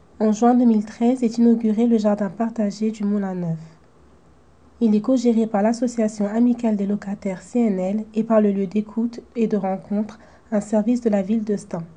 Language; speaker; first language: French; native; French